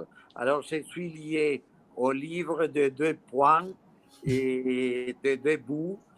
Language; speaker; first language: French; non-native, fluent; Spanish